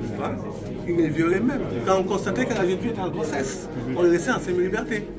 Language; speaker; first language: French; non-native, local second language; Wolof